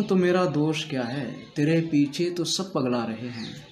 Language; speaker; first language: Hindi; native; Hindi